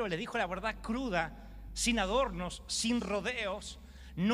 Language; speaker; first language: Spanish; native; Spanish